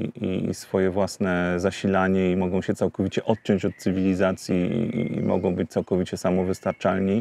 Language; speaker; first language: Polish; native; Polish